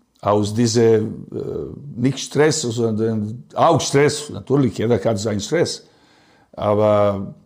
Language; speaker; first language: German; non-native, learner; Serbian